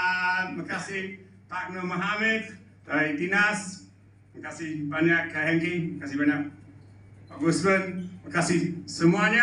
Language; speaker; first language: Indonesian; non-native, learner; English